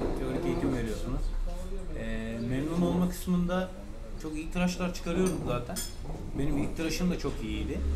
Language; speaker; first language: Turkish; native; Turkish